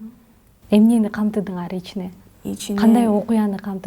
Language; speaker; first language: Kyrgyz; native; Kyrgyz